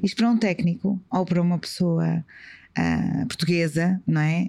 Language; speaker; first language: Portuguese; native; Portuguese